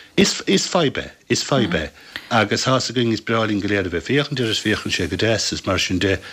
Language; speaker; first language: Irish; native; Irish